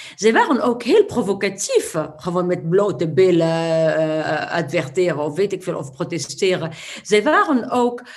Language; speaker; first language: Dutch; non-native, fluent; Arabic